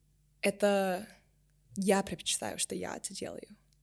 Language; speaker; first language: Russian; non-native, learner; English